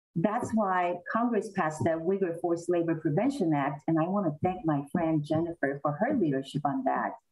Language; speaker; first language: English; non-native, fluent; Korean